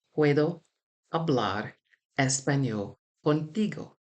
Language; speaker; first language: Spanish; non-native, learner; English